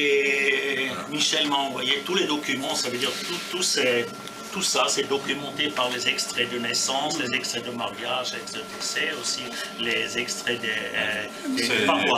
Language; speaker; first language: French; native; French